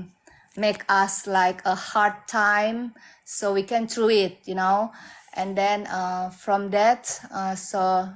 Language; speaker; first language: English; non-native, learner; Indonesian